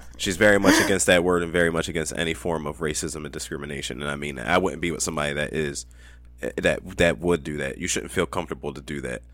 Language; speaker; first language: English; native; English